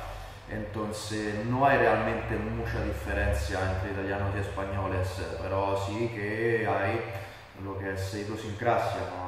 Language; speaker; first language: Spanish; non-native, fluent; Italian